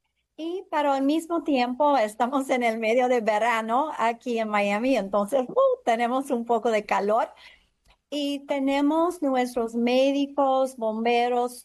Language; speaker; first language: Spanish; non-native, learner; English